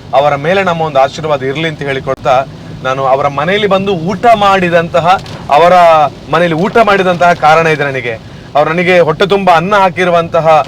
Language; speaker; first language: Kannada; native; Kannada